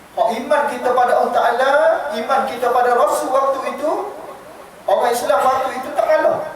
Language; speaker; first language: Malay; native; Malay